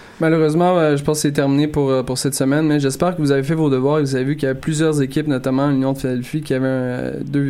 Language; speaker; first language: French; native; French